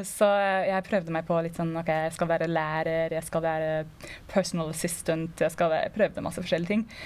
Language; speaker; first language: Norwegian; non-native, fluent; English